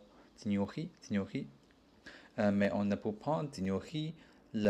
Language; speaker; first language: French; non-native, learner; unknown